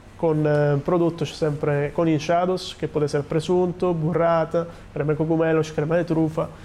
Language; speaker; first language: Portuguese; non-native, learner; Italian